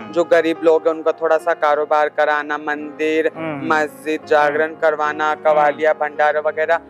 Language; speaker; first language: Hindi; native; Hindi